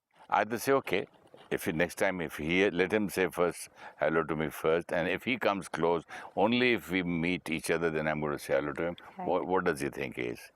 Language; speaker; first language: English; non-native, local second language; Hindi